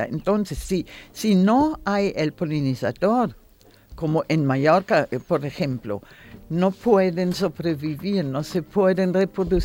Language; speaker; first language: Spanish; non-native, learner; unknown